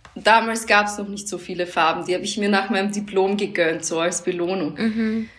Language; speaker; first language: German; native; German